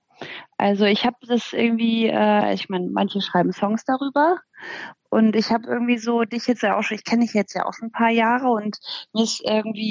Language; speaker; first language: German; native; German